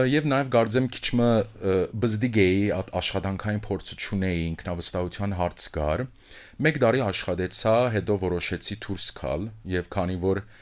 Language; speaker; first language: Armenian; early bilingual, heritage; Armenian